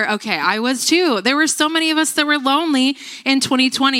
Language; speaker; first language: English; native; English